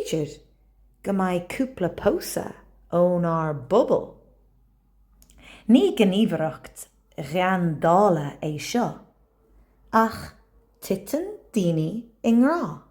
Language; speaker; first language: Irish; non-native, local second language; English